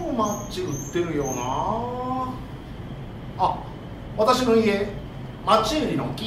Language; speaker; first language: Japanese; native; Japanese